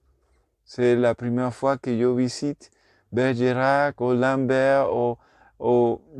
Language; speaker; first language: French; non-native, learner; Spanish